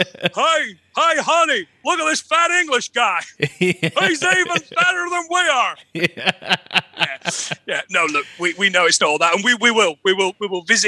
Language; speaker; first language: English; native; English